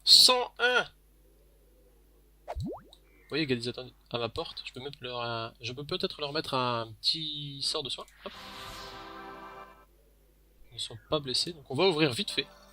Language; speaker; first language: French; native; French